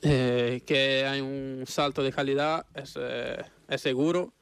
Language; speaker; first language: Spanish; non-native, fluent; Italian